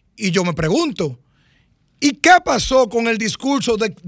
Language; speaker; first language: Spanish; native; Spanish